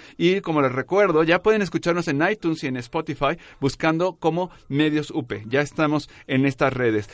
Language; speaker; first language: Spanish; native; Spanish